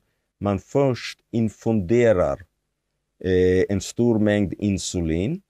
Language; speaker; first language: Swedish; non-native, fluent; Hebrew